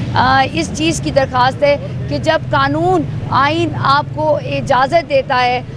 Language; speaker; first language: Urdu; non-native, local second language; Pashto